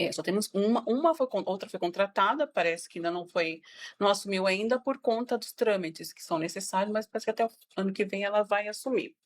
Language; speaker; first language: Portuguese; native; Portuguese